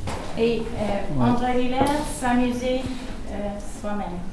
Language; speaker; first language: French; early bilingual, heritage; English